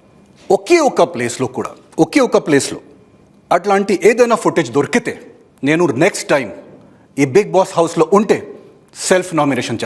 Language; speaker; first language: Telugu; non-native, fluent; Hindi